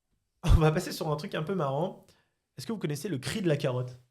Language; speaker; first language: French; native; French